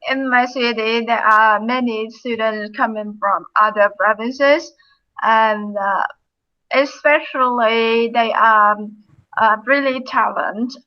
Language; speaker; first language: English; non-native, fluent; Vietnamese